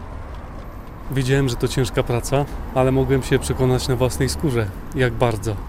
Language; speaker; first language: Polish; native; Polish